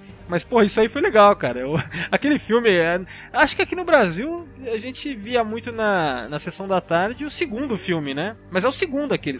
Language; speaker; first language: Portuguese; native; Portuguese